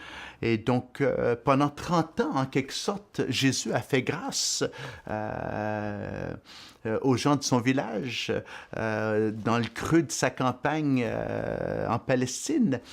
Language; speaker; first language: French; native; French